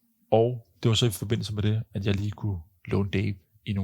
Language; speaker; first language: Danish; native; Danish